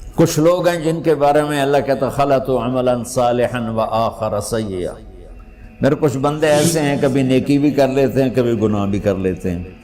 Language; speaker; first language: Urdu; non-native, local second language; Punjabi